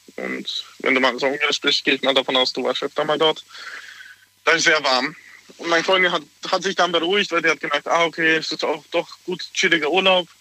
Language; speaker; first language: German; non-native, fluent; Hungarian